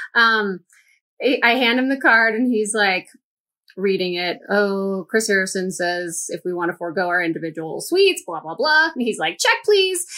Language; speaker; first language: English; native; English